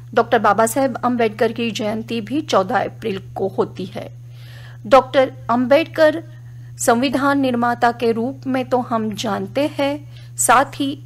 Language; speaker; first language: Hindi; non-native, local second language; Marathi